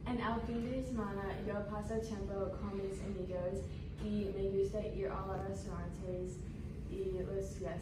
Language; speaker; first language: Spanish; non-native, learner; English